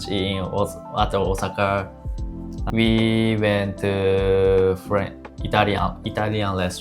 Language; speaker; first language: English; non-native, learner; Japanese